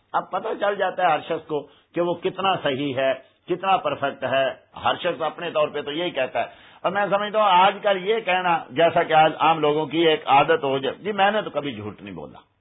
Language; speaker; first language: Urdu; native; Urdu